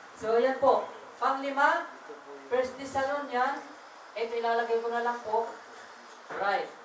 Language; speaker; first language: Filipino; non-native, local second language; Waray